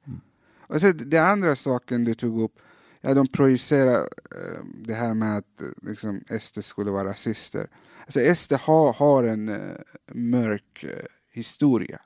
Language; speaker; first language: Swedish; early bilingual, other home language; Persian